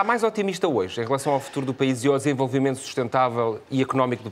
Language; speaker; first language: Portuguese; native; Portuguese